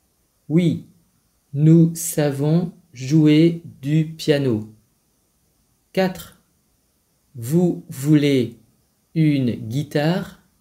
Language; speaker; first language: French; non-native, fluent; Vietnamese